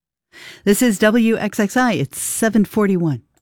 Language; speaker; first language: English; native; English